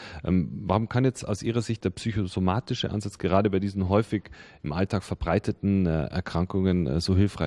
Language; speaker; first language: German; native; German